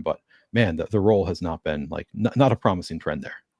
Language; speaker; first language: English; native; English